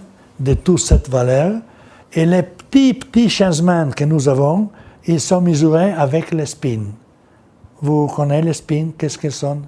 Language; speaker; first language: French; non-native, learner; Italian